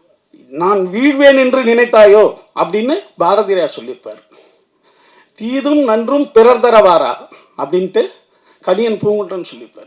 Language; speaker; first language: Tamil; native; Tamil